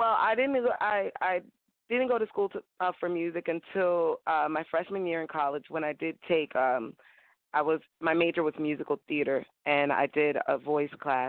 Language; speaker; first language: English; native; English